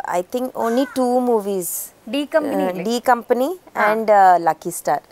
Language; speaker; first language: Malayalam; early bilingual, heritage; Malayalam